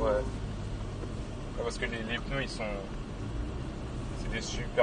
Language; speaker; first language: French; native; French